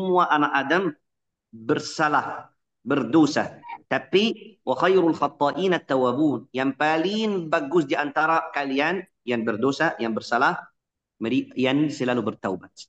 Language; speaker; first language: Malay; non-native, fluent; Arabic